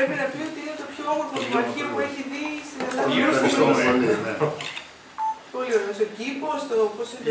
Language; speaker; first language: Greek; native; Greek